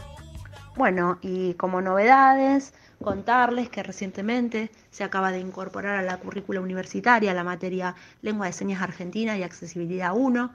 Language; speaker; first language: Spanish; native; Spanish